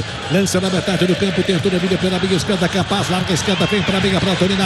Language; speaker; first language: Portuguese; native; Portuguese